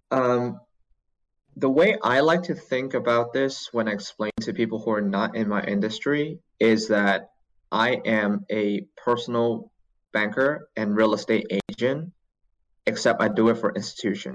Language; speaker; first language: English; non-native, local second language; Cantonese